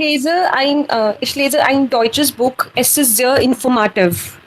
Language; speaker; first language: German; non-native, learner; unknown